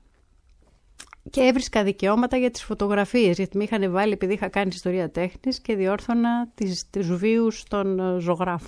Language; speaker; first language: Greek; native; Greek